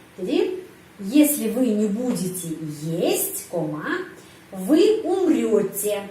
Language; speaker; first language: Russian; non-native, fluent; Indonesian